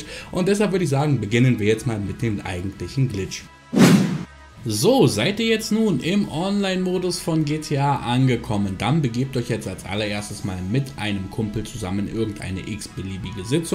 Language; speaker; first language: German; native; German